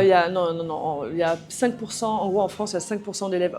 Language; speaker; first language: French; native; French